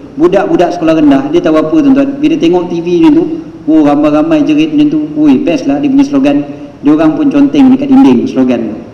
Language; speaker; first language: Malay; native; Malay